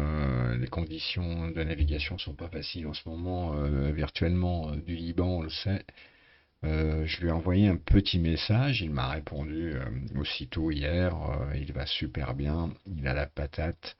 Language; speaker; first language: French; native; French